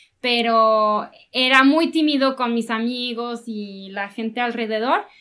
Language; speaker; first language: Spanish; non-native, fluent; French